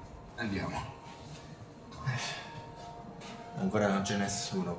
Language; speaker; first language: Italian; non-native, learner; Japanese